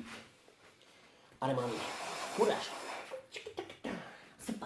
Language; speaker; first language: French; native; French